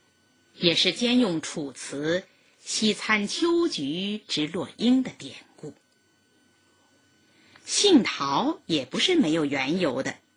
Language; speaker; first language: Chinese; native; Chinese